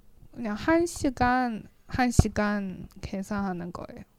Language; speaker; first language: Korean; non-native, learner; Chinese